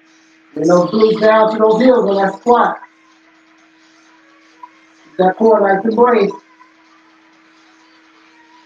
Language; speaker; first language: English; native; English